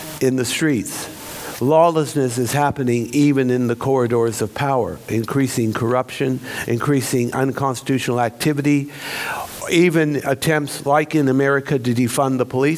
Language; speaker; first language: English; native; English